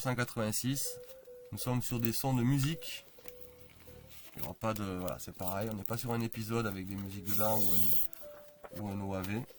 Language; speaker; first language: French; native; French